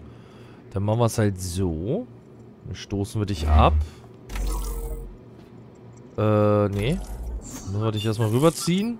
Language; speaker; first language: German; native; German